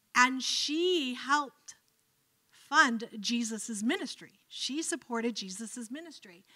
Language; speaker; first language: English; native; English